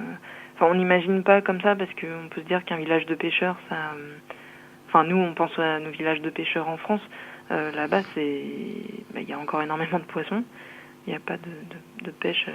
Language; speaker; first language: French; native; French